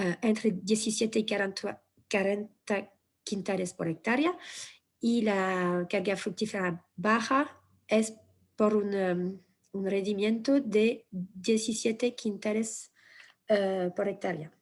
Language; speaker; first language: Spanish; non-native, fluent; French